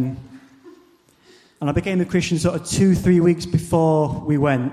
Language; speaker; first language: English; native; English